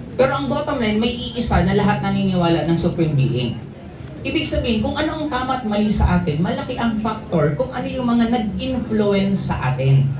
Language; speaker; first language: Filipino; non-native, local second language; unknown